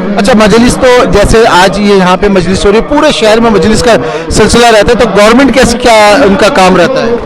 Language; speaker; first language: Urdu; native; Urdu